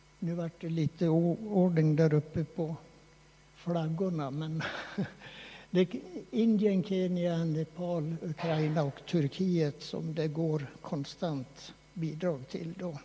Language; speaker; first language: Swedish; native; Swedish